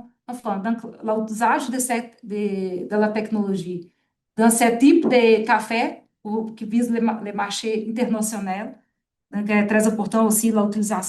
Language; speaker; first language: French; non-native, fluent; Portuguese